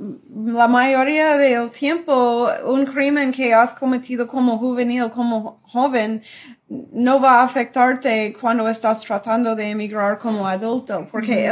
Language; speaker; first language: Spanish; non-native, fluent; English